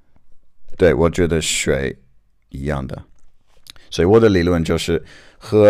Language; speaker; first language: Chinese; non-native, learner; English